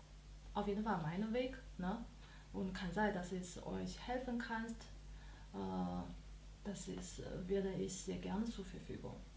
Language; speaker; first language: German; non-native, learner; Chinese